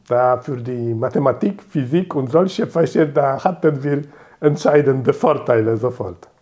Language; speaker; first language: German; non-native, fluent; Polish